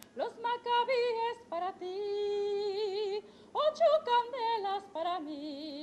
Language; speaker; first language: Spanish; early bilingual, heritage; Spanish